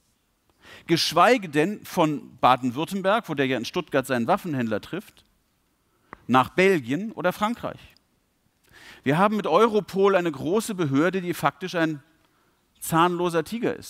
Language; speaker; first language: German; native; German